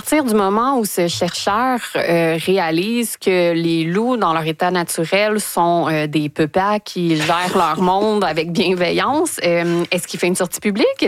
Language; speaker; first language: French; native; French